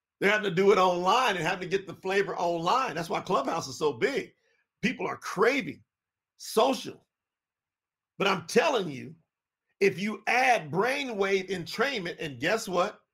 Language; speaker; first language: English; native; English